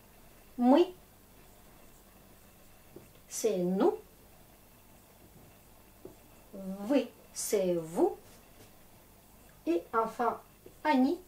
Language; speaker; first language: French; non-native, fluent; Russian